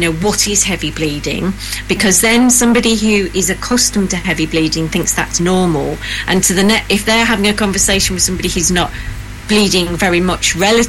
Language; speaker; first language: English; native; English